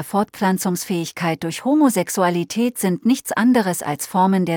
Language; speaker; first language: German; native; German